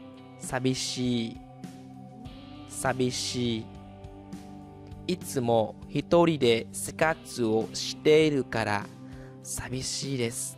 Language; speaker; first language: Japanese; non-native, fluent; Vietnamese